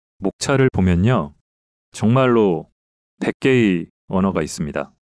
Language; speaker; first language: Korean; native; Korean